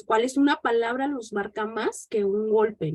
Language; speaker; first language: Spanish; native; Spanish